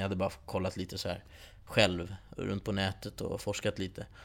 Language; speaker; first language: Swedish; early bilingual, other home language; Persian